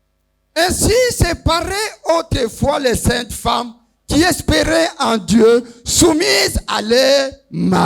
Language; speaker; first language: French; non-native, local second language; Lingala